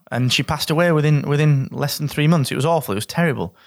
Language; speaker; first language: English; native; English